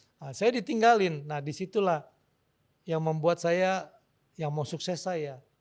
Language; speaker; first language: Indonesian; native; Indonesian